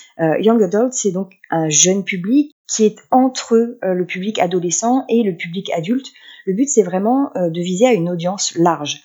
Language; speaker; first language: French; native; French